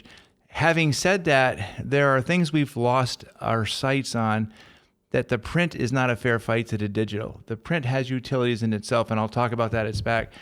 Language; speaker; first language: English; native; English